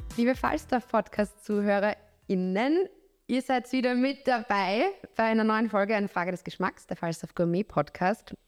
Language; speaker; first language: German; native; German